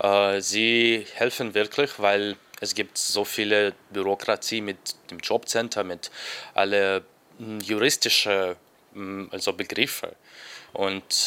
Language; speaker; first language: German; non-native, learner; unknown